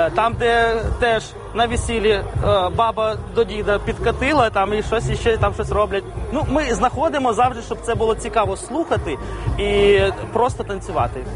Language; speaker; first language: Ukrainian; non-native, local second language; Russian